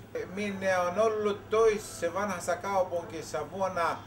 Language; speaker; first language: Finnish; non-native, learner; Greek